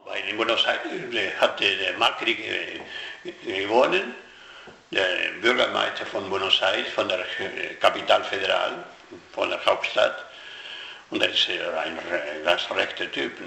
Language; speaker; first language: German; non-native, fluent; Spanish